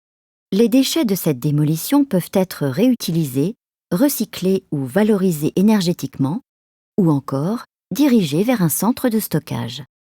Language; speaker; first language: French; native; French